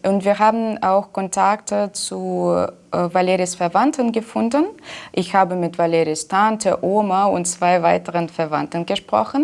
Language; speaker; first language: German; non-native, fluent; Russian